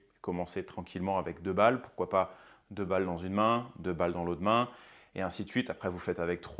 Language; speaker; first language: French; native; French